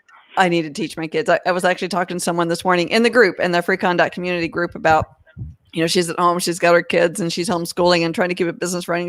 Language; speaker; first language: English; native; English